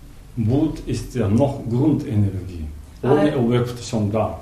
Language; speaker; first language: German; non-native, learner; Japanese